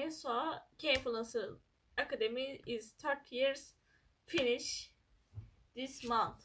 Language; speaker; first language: English; non-native, learner; Turkish